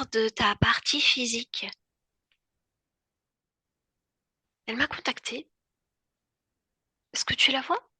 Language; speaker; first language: French; native; French